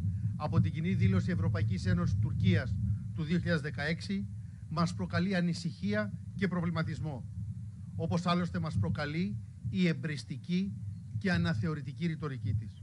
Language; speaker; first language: Greek; native; Greek